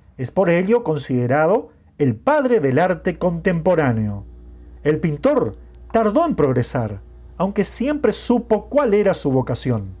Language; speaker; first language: Spanish; non-native, fluent; Portuguese